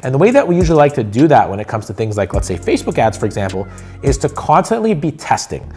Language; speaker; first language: English; native; English